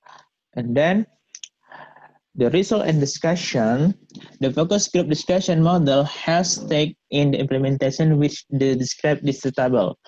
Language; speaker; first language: English; non-native, learner; Indonesian